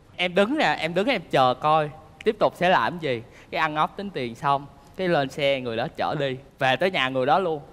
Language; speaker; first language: Vietnamese; native; Vietnamese